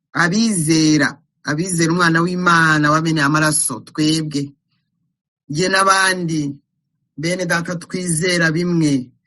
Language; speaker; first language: Kinyarwanda; native; Kinyarwanda